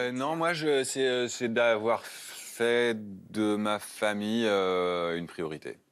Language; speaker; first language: French; native; French